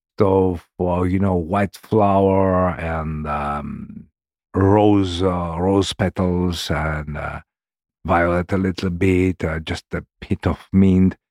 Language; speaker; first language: English; non-native, learner; Greek